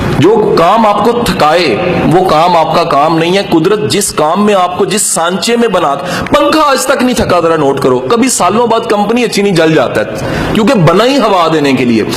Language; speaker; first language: Urdu; non-native, local second language; Punjabi